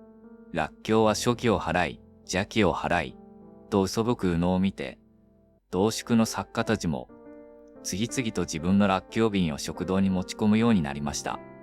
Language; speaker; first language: Japanese; native; Japanese